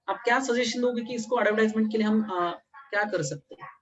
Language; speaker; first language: Hindi; non-native, local second language; Marathi